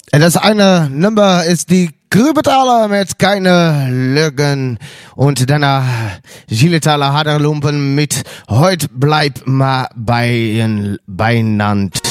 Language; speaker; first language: German; non-native, learner; Dutch